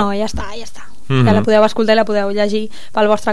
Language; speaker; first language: Catalan; native; Catalan